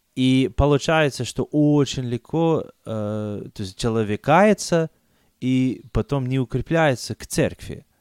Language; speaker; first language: Russian; non-native, fluent; English